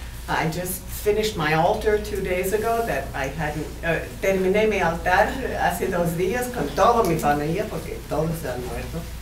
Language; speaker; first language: Spanish; non-native, fluent; English